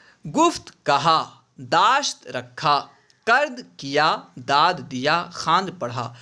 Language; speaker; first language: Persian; non-native, fluent; Urdu